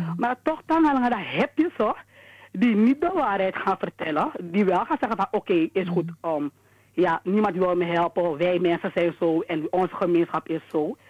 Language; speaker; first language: Dutch; native; Dutch